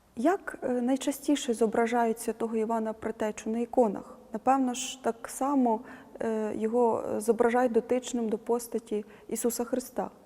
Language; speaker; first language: Ukrainian; native; Ukrainian